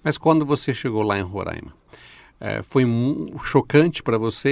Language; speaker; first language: Portuguese; native; Portuguese